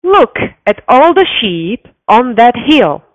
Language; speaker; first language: English; non-native, fluent; Slovak